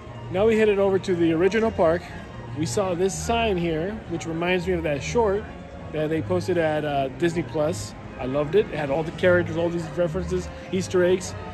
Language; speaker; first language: English; early bilingual, other home language; Spanish